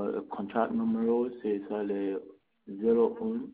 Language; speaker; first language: French; non-native, learner; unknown